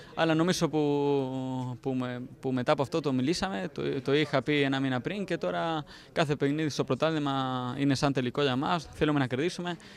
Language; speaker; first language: Greek; non-native, learner; Spanish